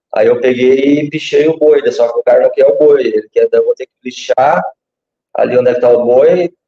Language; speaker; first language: Portuguese; native; Portuguese